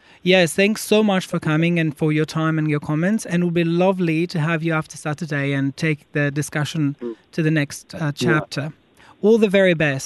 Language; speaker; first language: English; non-native, fluent; Greek